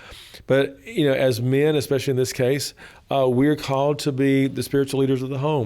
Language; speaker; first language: English; native; English